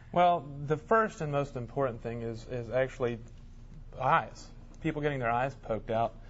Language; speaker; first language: English; native; English